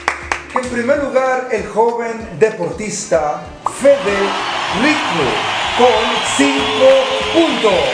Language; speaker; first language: Spanish; native; Spanish